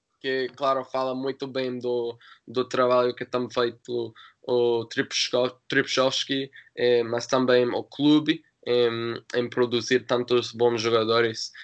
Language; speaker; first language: Portuguese; non-native, learner; English